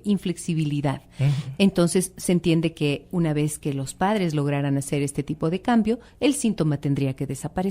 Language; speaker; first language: Spanish; native; Spanish